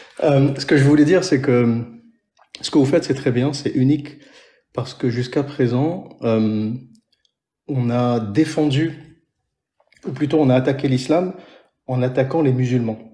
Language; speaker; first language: French; native; French